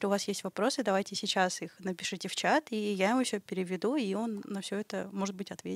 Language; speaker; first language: Russian; native; Russian